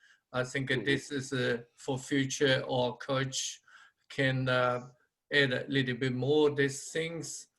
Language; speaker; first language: English; non-native, fluent; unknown